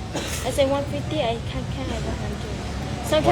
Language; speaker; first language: English; non-native, learner; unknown